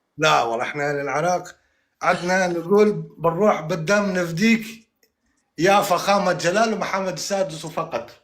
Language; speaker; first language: Arabic; non-native, local second language; Kurdish